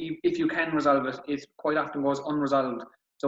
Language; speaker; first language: English; native; English